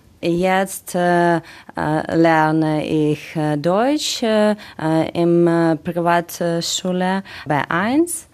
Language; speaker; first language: German; non-native, learner; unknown